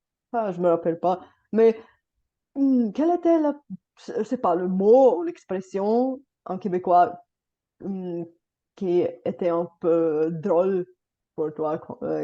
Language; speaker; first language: French; non-native, fluent; Bulgarian